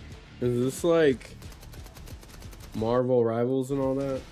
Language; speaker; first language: English; native; English